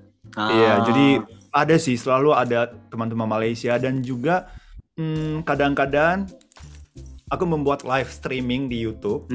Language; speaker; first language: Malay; non-native, fluent; Japanese